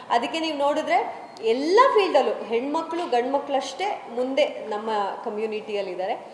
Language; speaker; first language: Kannada; non-native, local second language; Kodava